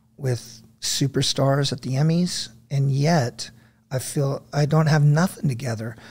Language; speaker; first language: English; native; English